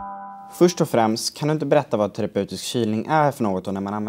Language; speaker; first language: Swedish; native; Swedish